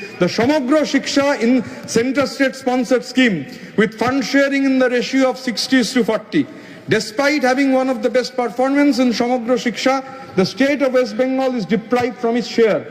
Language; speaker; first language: English; non-native, local second language; Bangla